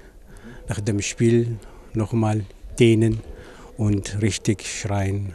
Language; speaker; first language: German; non-native, fluent; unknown